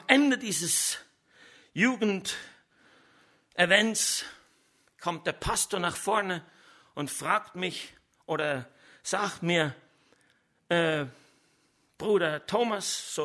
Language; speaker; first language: German; native; German